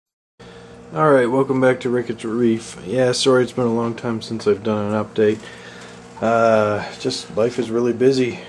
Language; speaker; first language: English; native; English